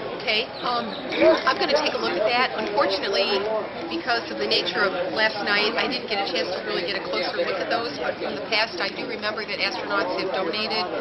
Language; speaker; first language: English; native; English